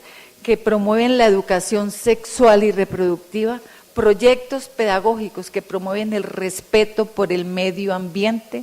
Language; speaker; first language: Spanish; native; Spanish